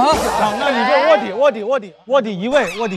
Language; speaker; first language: Chinese; native; Chinese